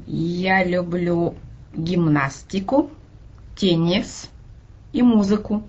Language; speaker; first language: Russian; non-native, fluent; Finnish